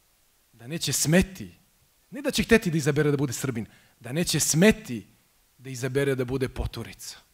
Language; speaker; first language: Croatian; native; Croatian